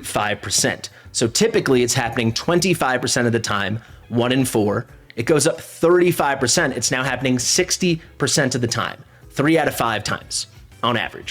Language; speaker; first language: English; native; English